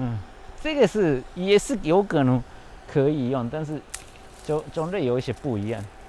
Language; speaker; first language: Chinese; non-native, fluent; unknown